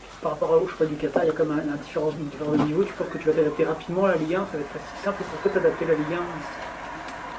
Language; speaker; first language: French; native; French